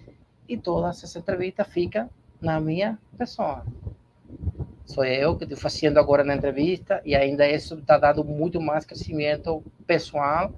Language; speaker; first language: Portuguese; non-native, learner; Spanish